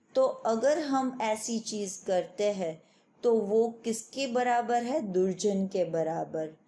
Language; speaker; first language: Hindi; non-native, local second language; Gujarati